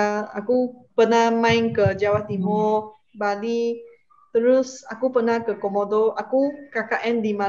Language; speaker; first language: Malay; non-native, local second language; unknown